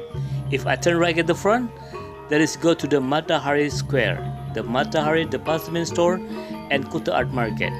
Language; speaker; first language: English; non-native, local second language; Indonesian